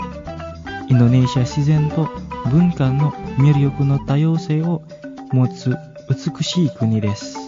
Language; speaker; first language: Japanese; non-native, fluent; Indonesian